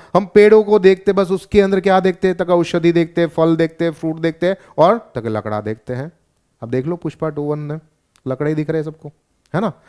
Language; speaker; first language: Hindi; non-native, local second language; Gujarati